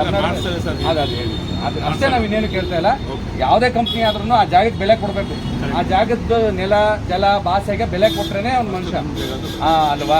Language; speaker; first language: Kannada; native; Kannada